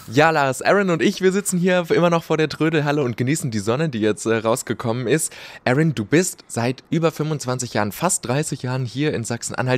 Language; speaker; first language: German; native; German